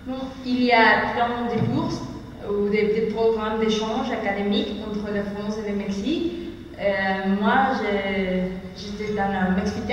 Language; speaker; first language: French; non-native, learner; Spanish